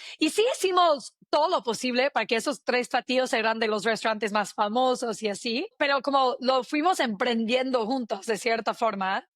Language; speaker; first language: Spanish; non-native, fluent; English